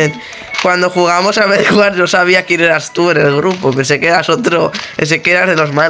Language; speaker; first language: Spanish; native; Spanish